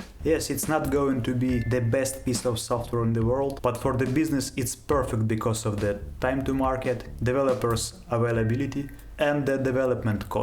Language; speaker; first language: English; non-native, fluent; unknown